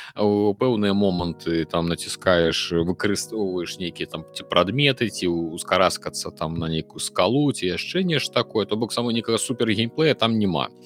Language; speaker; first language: Belarusian; non-native, local second language; Russian